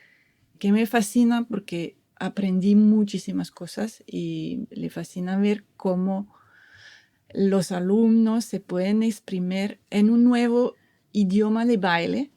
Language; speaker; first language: Spanish; non-native, fluent; French